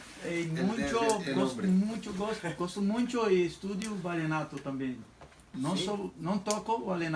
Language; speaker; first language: Spanish; non-native, learner; Portuguese